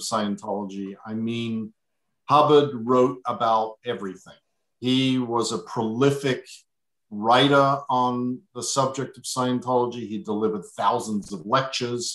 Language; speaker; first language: English; native; English